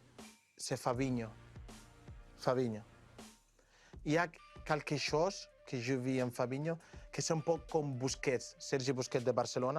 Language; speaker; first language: French; non-native, learner; Spanish